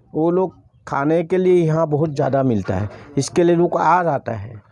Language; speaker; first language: Hindi; non-native, local second language; Assamese